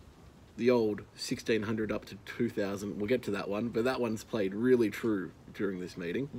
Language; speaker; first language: English; native; English